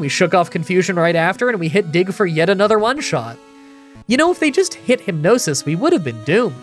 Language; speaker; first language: English; native; English